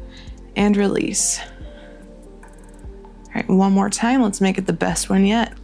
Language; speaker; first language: English; native; English